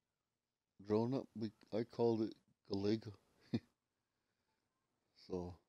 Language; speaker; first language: English; native; English